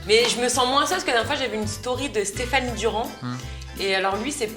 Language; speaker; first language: French; native; French